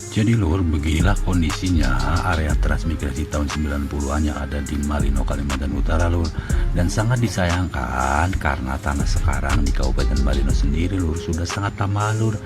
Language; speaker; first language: Indonesian; non-native, local second language; Javanese